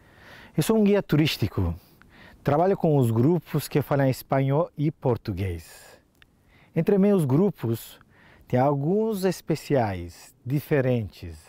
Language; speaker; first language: Portuguese; non-native, fluent; Turkish